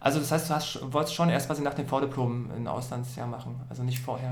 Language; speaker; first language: German; native; German